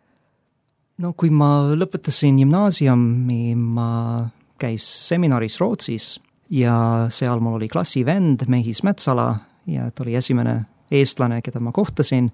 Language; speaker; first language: Estonian; non-native, fluent; English